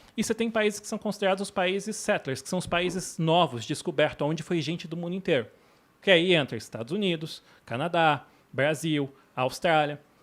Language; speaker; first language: Portuguese; native; Portuguese